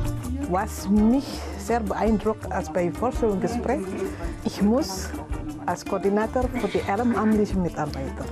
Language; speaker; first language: German; non-native, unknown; Indonesian